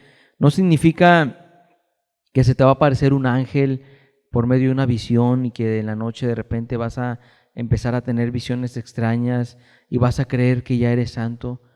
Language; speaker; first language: Spanish; native; Spanish